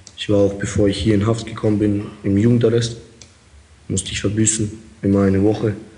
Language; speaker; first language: German; early bilingual, other home language; Russian